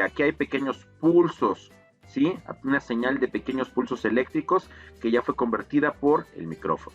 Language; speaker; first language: Spanish; native; Spanish